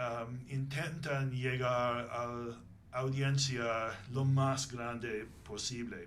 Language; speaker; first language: Spanish; non-native, fluent; English